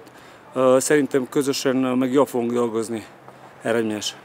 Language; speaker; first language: Hungarian; non-native, fluent; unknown